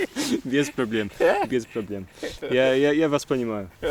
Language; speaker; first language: Russian; non-native, learner; English